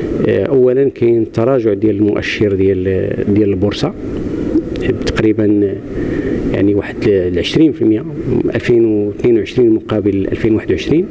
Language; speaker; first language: Arabic; native; Arabic